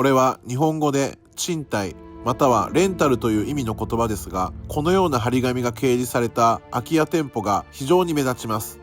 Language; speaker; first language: Japanese; native; Japanese